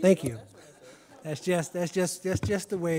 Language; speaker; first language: English; native; English